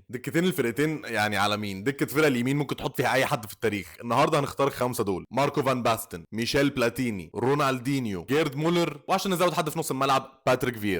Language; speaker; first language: Arabic; native; Arabic